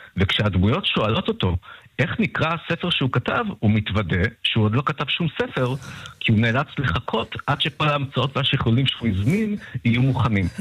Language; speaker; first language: Hebrew; early bilingual, other home language; Russian